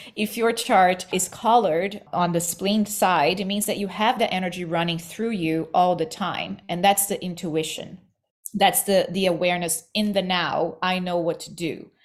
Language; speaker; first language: English; non-native, fluent; Portuguese